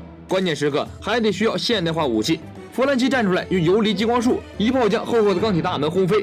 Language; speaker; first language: Chinese; native; Chinese